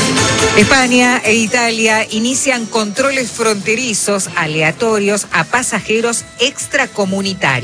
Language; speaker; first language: Spanish; native; Spanish